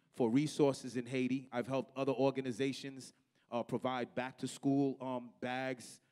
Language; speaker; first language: English; native; English